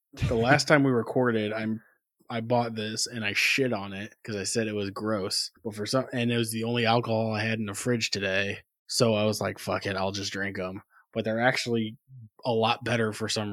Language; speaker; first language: English; native; English